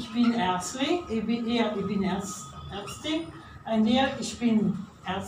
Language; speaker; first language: German; non-native, fluent; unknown